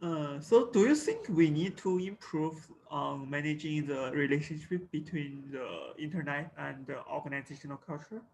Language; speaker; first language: English; non-native, local second language; Chinese